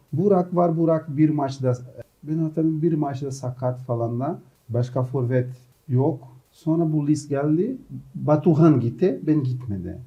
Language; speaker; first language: Turkish; non-native, learner; Portuguese